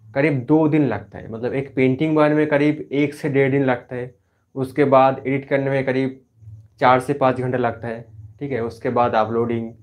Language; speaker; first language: Hindi; non-native, local second language; Bangla